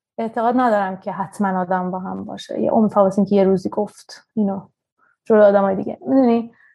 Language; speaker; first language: Persian; early bilingual, heritage; Persian